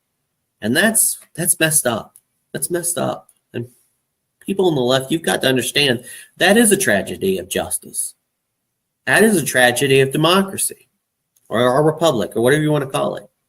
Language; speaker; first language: English; native; English